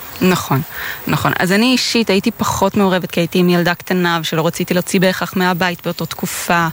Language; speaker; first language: Hebrew; early bilingual, heritage; Hebrew